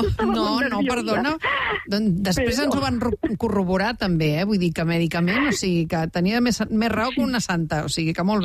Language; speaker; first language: Catalan; native; Catalan